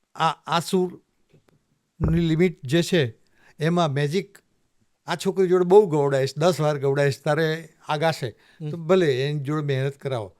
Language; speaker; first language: Gujarati; native; Gujarati